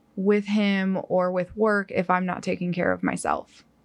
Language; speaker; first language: English; native; English